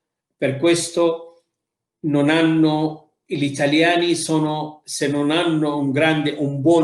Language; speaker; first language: Italian; non-native, fluent; Arabic